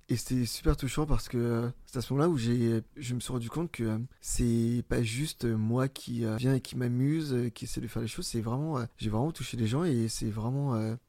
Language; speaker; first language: French; early bilingual, other home language; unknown